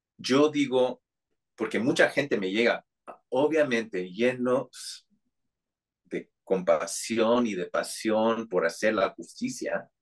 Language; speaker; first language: Spanish; non-native, fluent; English